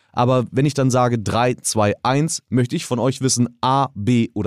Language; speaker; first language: German; native; German